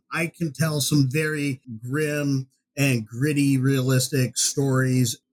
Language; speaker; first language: English; native; English